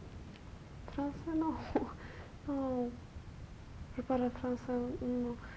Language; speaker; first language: French; non-native, learner; Polish